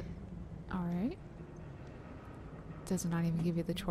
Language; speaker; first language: English; native; English